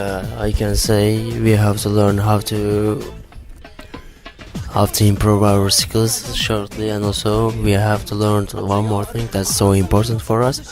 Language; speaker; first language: English; non-native, learner; Turkish